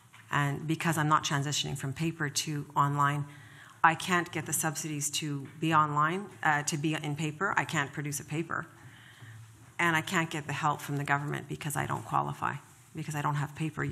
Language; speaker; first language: English; native; English